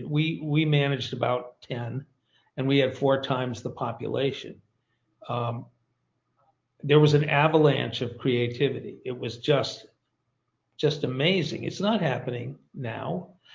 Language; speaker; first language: English; native; English